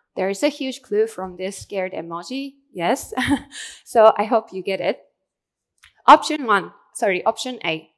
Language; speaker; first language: English; non-native, fluent; Japanese